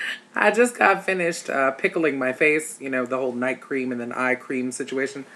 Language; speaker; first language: English; native; English